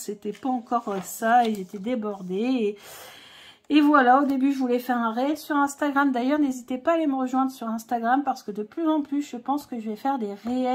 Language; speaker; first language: French; native; French